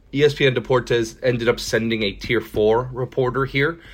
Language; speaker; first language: English; native; English